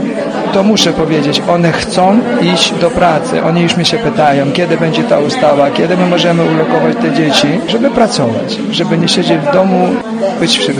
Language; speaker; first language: Polish; non-native, fluent; Ukrainian